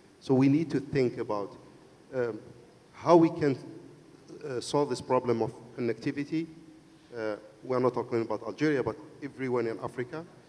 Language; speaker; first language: English; non-native, fluent; Arabic